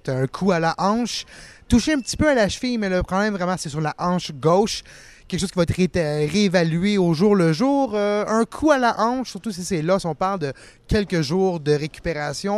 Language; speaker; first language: French; native; French